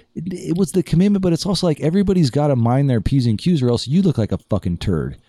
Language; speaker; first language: English; native; English